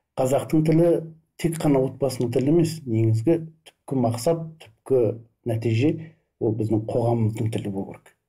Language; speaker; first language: Kazakh; non-native, local second language; Russian